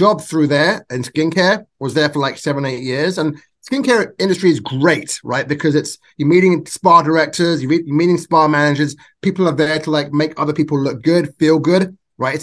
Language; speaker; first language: English; native; English